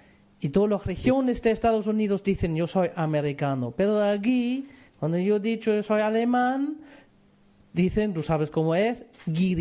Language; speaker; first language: Spanish; non-native, fluent; German